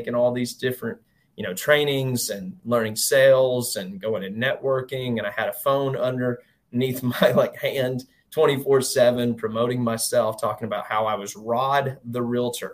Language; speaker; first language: English; native; English